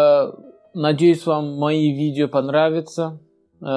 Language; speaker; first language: Russian; non-native, fluent; Turkmen